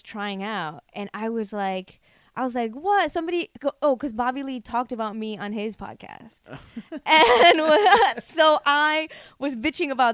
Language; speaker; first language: English; early bilingual, other home language; Korean